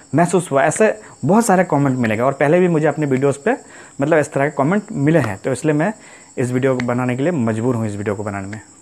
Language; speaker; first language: Hindi; non-native, local second language; Assamese